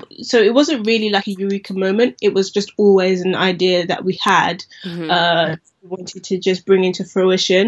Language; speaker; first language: English; native; English